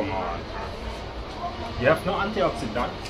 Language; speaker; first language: English; non-native, learner; German